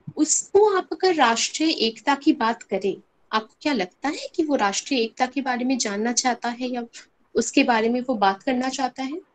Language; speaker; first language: Hindi; non-native, local second language; Bangla